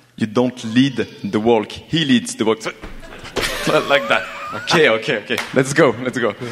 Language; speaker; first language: English; non-native, learner; French